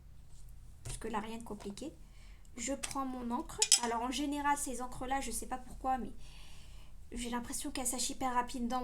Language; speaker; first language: French; native; French